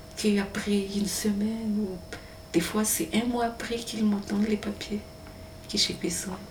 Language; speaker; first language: French; non-native, local second language; Malagasy